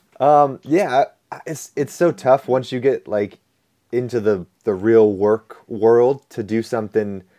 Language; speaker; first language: English; native; English